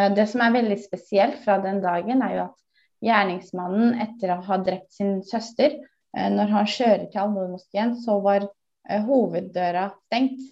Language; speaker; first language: Norwegian; early bilingual, other home language; Somali